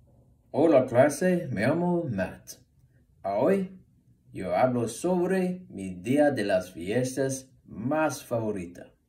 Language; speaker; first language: Spanish; non-native, learner; English